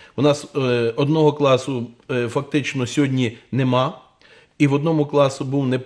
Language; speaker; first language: Ukrainian; native; Ukrainian